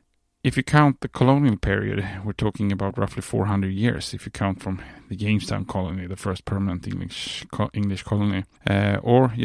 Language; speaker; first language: English; non-native, fluent; Swedish